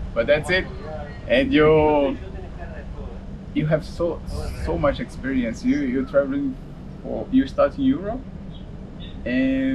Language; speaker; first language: English; non-native, learner; Portuguese